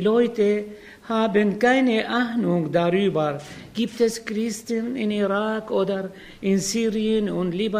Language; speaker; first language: German; non-native, learner; Arabic